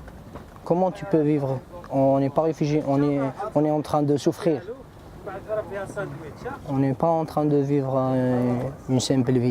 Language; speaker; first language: French; non-native, local second language; Berber languages